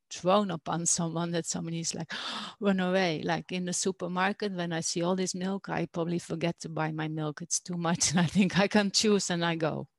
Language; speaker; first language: English; non-native, fluent; Dutch